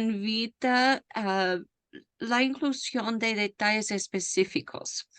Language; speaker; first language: Spanish; non-native, fluent; English